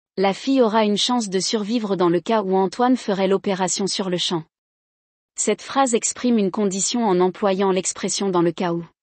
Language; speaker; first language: French; non-native, local second language; Arabic